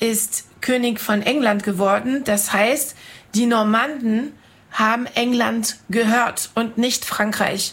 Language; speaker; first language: German; non-native, fluent; French